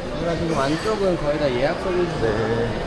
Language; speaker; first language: Korean; native; Korean